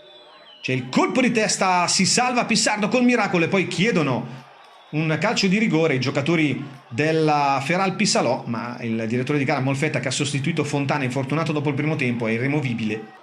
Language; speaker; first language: Italian; native; Italian